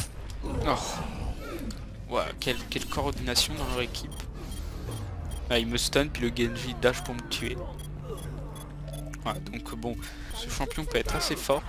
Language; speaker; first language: French; native; French